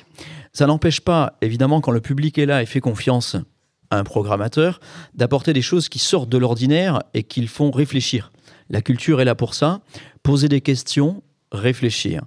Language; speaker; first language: French; native; French